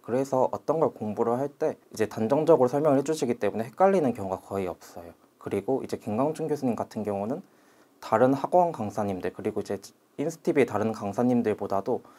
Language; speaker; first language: Korean; native; Korean